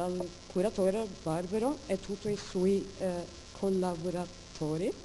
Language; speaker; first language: Italian; non-native, fluent; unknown